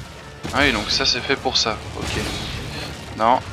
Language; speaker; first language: French; native; French